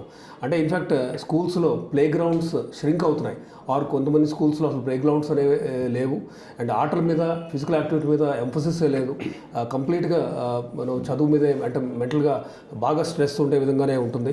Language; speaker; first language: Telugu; native; Telugu